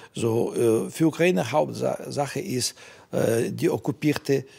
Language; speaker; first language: German; non-native, fluent; Russian